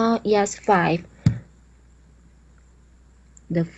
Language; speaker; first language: English; non-native, learner; Chinese